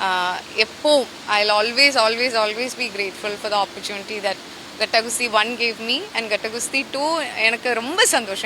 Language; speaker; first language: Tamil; non-native, fluent; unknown